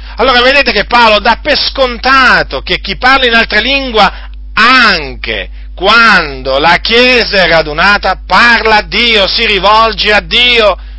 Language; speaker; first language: Italian; native; Italian